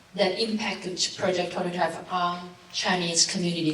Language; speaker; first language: English; non-native, fluent; Chinese